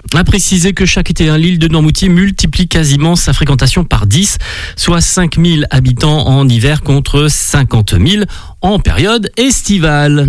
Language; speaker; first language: French; native; French